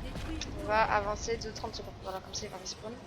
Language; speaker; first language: French; native; French